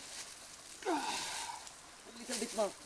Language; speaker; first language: English; non-native, learner; Indonesian